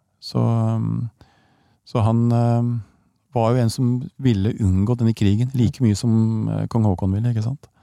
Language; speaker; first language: Norwegian; native; Norwegian